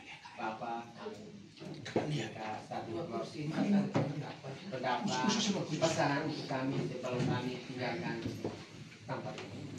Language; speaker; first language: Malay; non-native, local second language; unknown